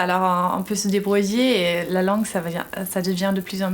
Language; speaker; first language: French; non-native, fluent; German